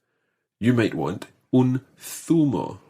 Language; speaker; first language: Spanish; non-native, fluent; English